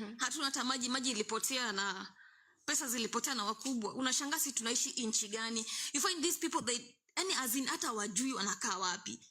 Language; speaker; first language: Swahili; non-native, local second language; Luo (Kenya and Tanzania)